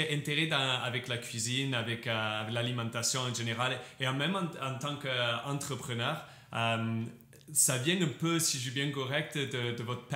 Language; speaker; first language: French; native; French